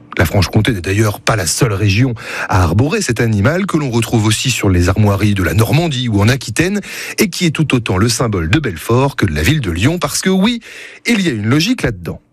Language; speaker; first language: French; native; French